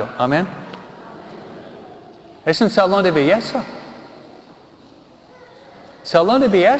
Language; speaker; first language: Spanish; non-native, fluent; English